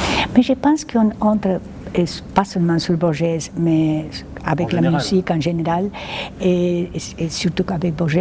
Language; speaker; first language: French; non-native, fluent; Spanish